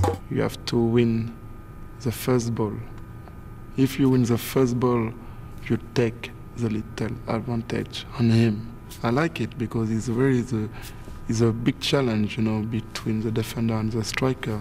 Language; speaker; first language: English; non-native, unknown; French